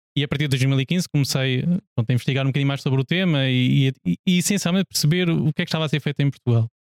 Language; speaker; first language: Portuguese; native; Portuguese